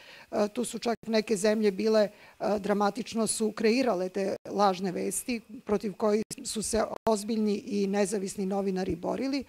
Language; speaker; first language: Bosnian; native; Bosnian